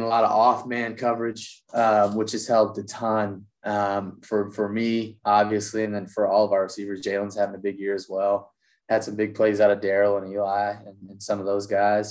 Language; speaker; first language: English; native; English